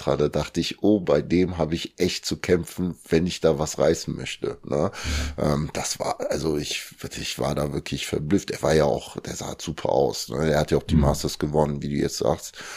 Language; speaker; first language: German; early bilingual, other home language; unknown